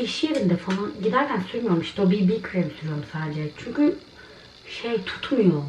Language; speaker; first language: Turkish; native; Turkish